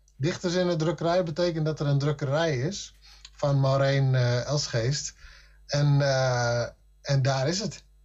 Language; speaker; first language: Dutch; non-native, local second language; Western Frisian